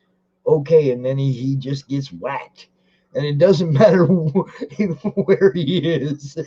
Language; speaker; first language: English; native; English